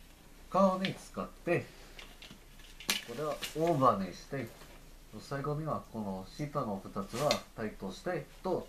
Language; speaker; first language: Japanese; non-native, learner; English